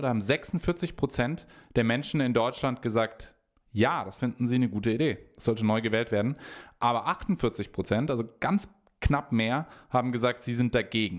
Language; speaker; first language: German; native; German